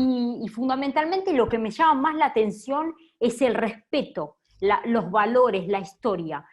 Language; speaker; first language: Spanish; native; Spanish